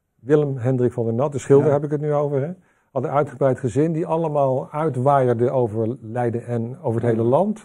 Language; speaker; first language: Dutch; native; Dutch